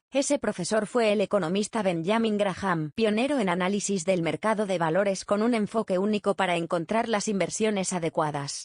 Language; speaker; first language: Spanish; native; Spanish